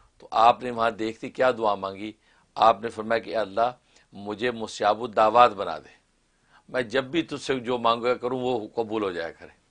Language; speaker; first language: Urdu; non-native, local second language; Kashmiri